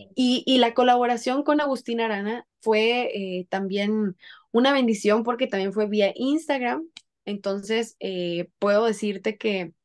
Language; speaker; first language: Spanish; native; Spanish